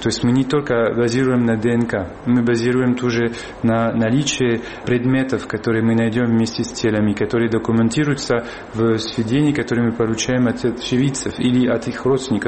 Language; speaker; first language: Russian; non-native, fluent; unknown